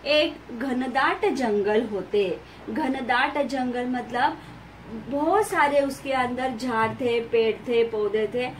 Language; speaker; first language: Hindi; non-native, local second language; Marathi